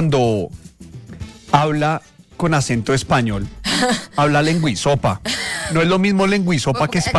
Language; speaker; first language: Spanish; native; Spanish